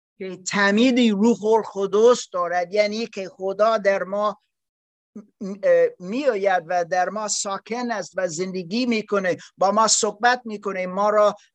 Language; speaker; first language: Persian; non-native, learner; German